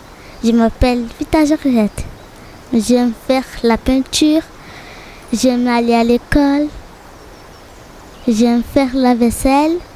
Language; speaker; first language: French; non-native, learner; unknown